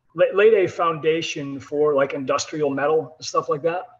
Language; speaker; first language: English; non-native, fluent; Dutch